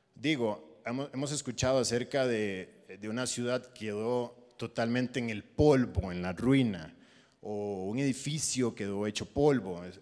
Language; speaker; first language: Spanish; native; Spanish